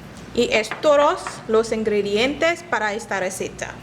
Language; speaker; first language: Spanish; non-native, learner; English